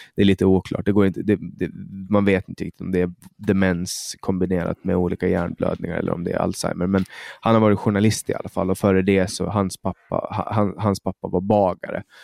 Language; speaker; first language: Swedish; native; Swedish